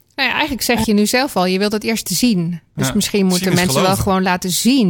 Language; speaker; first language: Dutch; native; Dutch